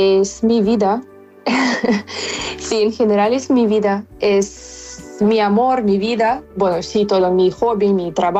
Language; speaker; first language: Spanish; non-native, fluent; Ukrainian